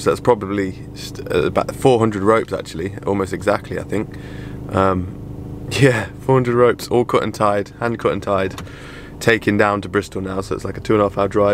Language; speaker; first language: English; native; English